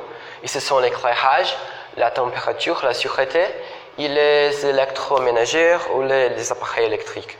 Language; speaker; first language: French; non-native, fluent; Portuguese